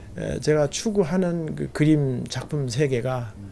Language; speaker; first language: Korean; native; Korean